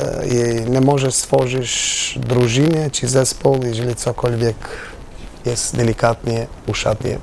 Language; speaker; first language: Polish; non-native, learner; Albanian